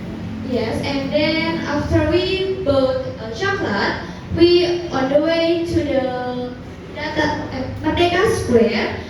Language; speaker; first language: English; non-native, learner; Indonesian